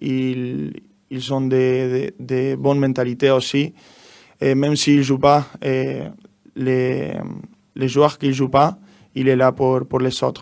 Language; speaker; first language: French; non-native, learner; Spanish